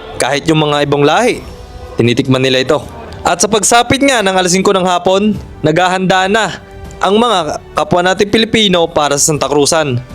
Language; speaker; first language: Filipino; native; Filipino